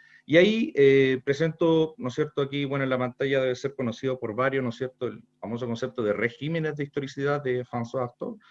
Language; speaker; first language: Spanish; native; Spanish